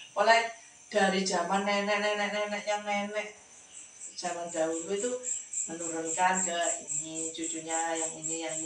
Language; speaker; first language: Indonesian; non-native, local second language; Javanese